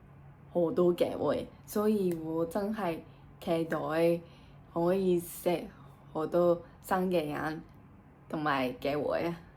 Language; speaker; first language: Cantonese; non-native, learner; Japanese